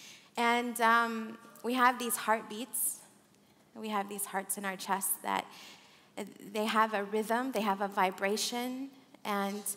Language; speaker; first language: English; early bilingual, other home language; Arabic